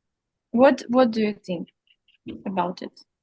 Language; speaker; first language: English; non-native, learner; Russian